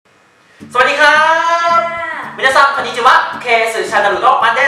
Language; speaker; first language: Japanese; non-native, fluent; Thai